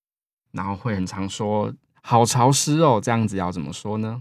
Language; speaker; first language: Chinese; native; Chinese